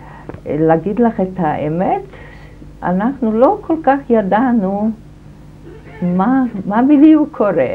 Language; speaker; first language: Hebrew; non-native, fluent; German